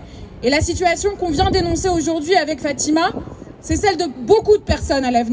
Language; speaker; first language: French; native; French